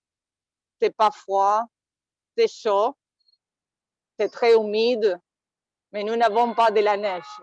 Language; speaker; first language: French; non-native, fluent; Spanish